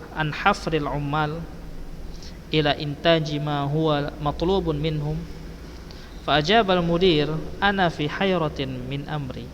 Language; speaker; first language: Arabic; non-native, fluent; Indonesian